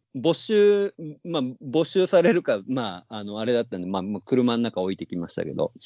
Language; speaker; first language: Japanese; native; Japanese